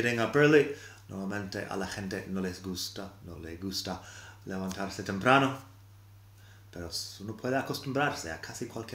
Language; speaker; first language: Spanish; non-native, fluent; English